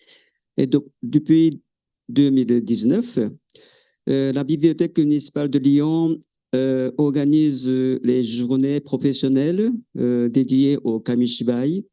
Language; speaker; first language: French; non-native, fluent; Japanese